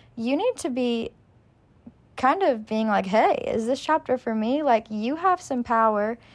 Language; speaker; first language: English; native; English